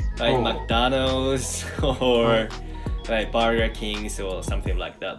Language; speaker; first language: English; non-native, fluent; Japanese